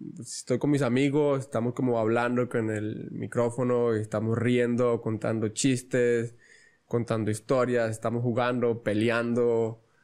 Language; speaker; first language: Spanish; native; Spanish